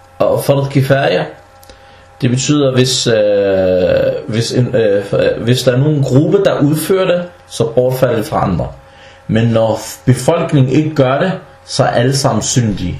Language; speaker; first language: Danish; early bilingual, other home language; Arabic